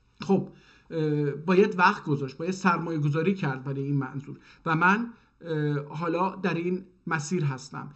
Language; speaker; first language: Persian; non-native, local second language; Azerbaijani